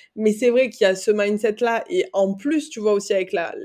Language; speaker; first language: French; native; French